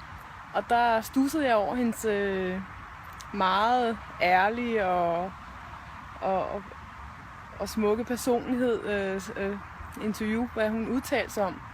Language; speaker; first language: Danish; native; Danish